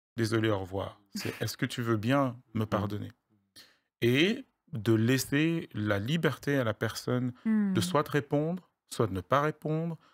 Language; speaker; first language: French; native; French